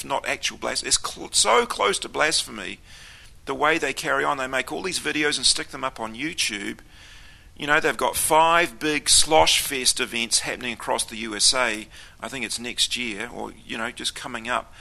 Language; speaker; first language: English; native; English